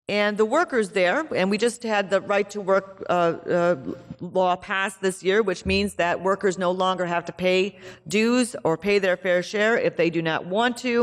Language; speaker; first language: English; native; English